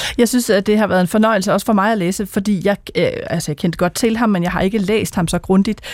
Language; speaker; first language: Danish; native; Danish